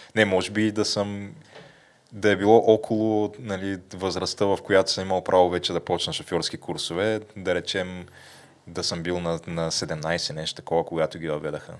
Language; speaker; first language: Bulgarian; native; Bulgarian